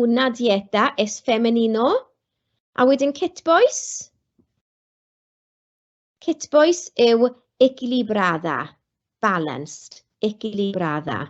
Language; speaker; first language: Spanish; non-native, fluent; Welsh